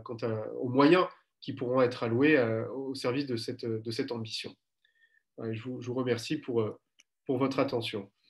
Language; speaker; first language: French; native; French